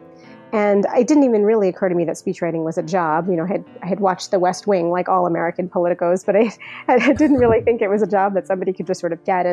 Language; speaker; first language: English; native; English